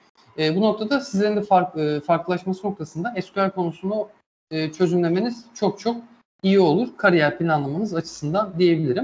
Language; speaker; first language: Turkish; native; Turkish